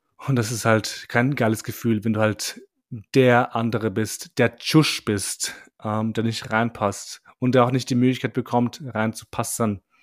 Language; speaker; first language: German; early bilingual, other home language; Albanian